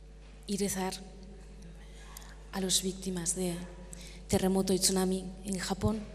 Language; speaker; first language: Spanish; non-native, fluent; Japanese